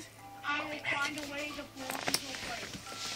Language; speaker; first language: English; native; English